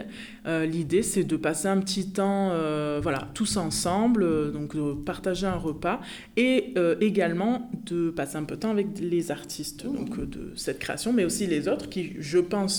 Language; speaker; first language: French; native; French